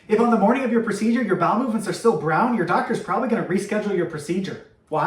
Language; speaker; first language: English; native; English